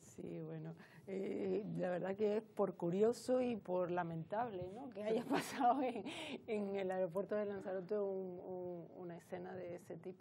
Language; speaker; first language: Spanish; native; Spanish